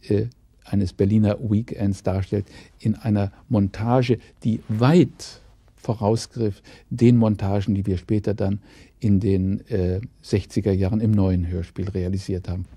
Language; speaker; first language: German; native; German